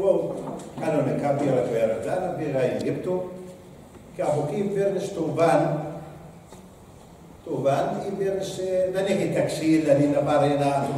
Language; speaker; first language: Greek; non-native, learner; Arabic